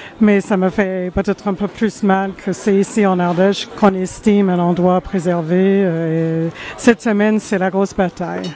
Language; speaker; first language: French; non-native, fluent; English